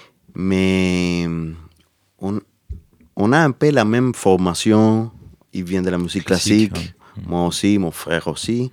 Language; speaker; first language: French; non-native, learner; Spanish